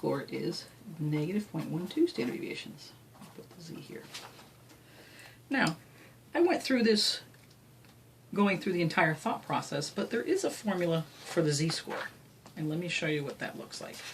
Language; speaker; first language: English; native; English